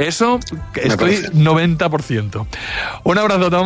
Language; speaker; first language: Spanish; native; Spanish